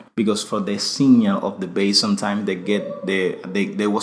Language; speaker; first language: English; non-native, fluent; Spanish